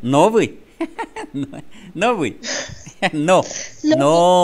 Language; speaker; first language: Russian; non-native, fluent; Vietnamese